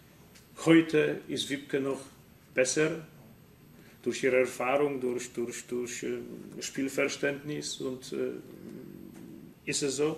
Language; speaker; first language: German; non-native, fluent; Polish